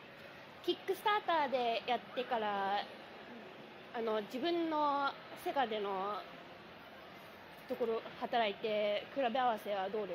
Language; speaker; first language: Japanese; early bilingual, heritage; English